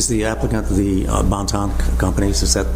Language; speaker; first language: English; native; English